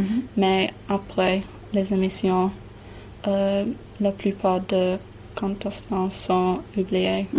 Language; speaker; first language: French; non-native, learner; English